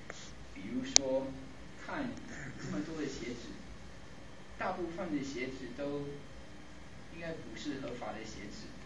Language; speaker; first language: Chinese; non-native, fluent; English